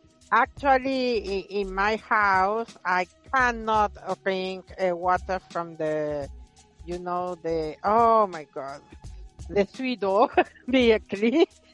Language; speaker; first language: English; non-native, fluent; Spanish